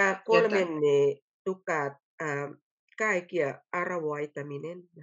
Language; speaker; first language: Finnish; non-native, learner; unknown